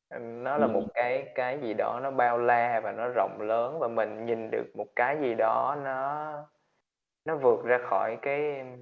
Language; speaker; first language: Vietnamese; native; Vietnamese